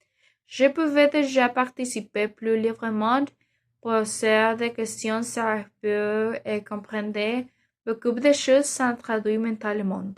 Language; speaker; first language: French; non-native, learner; Spanish